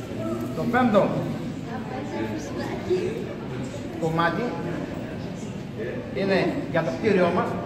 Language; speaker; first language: Greek; native; Greek